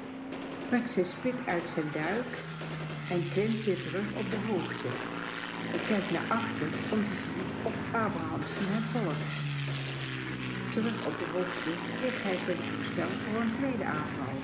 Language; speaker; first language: Dutch; native; Dutch